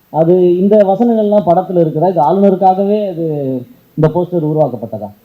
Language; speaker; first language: Tamil; native; Tamil